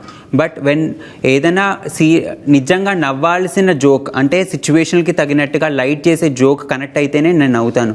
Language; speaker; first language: Telugu; native; Telugu